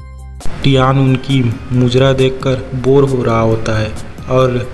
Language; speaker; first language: Hindi; native; Hindi